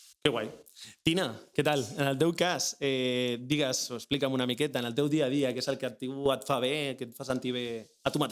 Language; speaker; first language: Catalan; native; Catalan